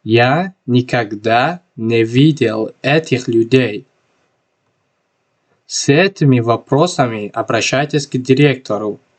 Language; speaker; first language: Russian; non-native, local second language; Tajik